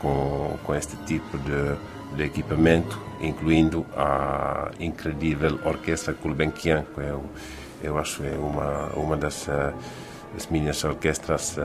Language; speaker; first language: Portuguese; non-native, fluent; Finnish